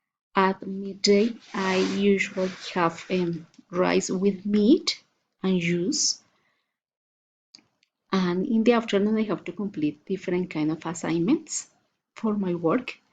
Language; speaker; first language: English; non-native, learner; Spanish